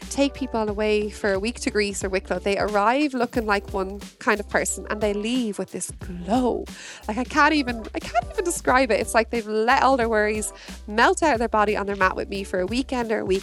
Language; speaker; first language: English; native; English